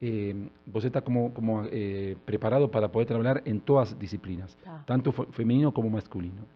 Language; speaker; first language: Portuguese; non-native, learner; Spanish